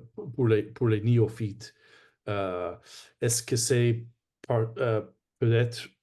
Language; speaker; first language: French; non-native, learner; English